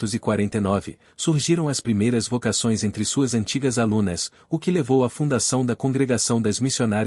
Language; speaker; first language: Portuguese; native; Portuguese